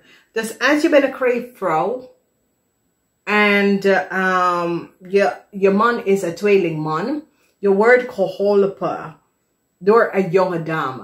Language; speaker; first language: Dutch; non-native, fluent; English